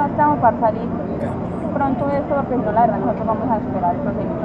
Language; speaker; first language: Spanish; native; Spanish